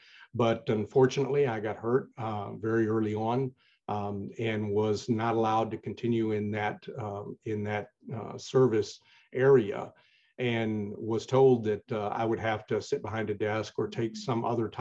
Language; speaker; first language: English; native; English